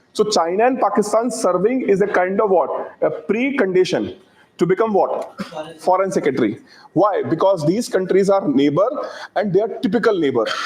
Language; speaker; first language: English; non-native, local second language; Hindi